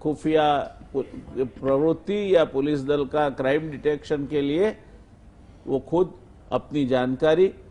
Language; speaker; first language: Hindi; non-native, local second language; Gujarati